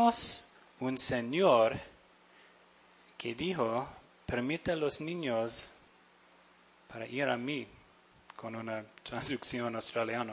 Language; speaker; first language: Spanish; non-native, fluent; English